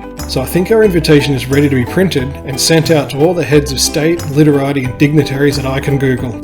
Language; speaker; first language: English; native; English